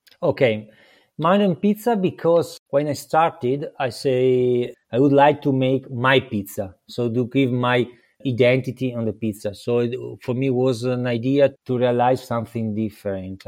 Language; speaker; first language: English; non-native, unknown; Italian